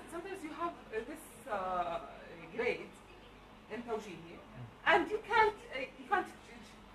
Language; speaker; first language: English; non-native, learner; Arabic